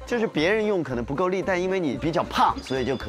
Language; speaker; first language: Chinese; native; Chinese